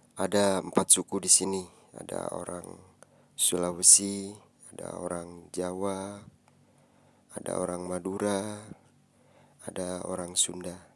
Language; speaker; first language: Indonesian; non-native, local second language; Sundanese